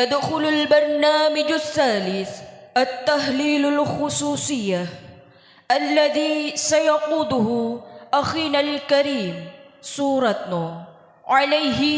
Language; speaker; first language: Arabic; non-native, learner; Indonesian